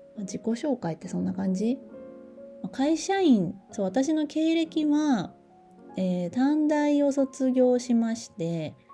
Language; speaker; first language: Japanese; native; Japanese